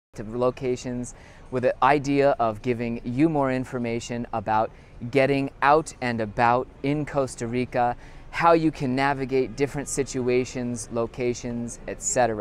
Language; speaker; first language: English; native; English